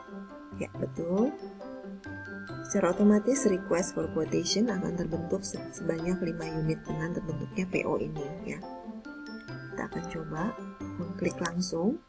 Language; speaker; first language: Indonesian; native; Indonesian